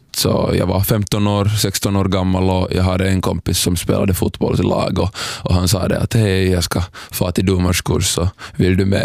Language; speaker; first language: Swedish; non-native, fluent; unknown